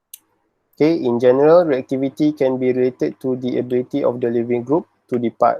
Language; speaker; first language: English; non-native, local second language; Malay